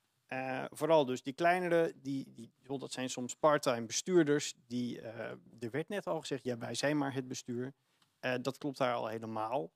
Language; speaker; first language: Dutch; native; Dutch